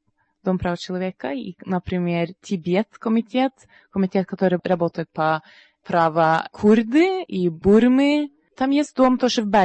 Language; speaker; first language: Russian; non-native, learner; Norwegian